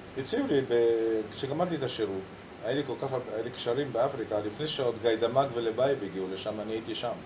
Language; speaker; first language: Hebrew; early bilingual, other home language; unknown